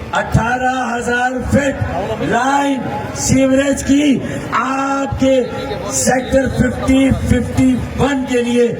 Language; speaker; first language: Urdu; native; Urdu